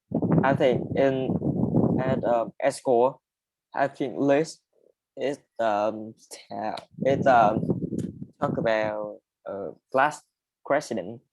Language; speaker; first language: English; non-native, learner; Vietnamese